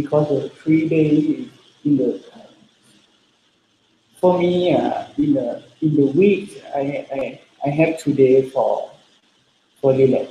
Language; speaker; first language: English; non-native, learner; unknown